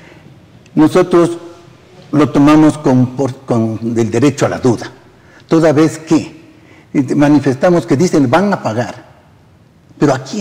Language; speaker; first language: Spanish; native; Spanish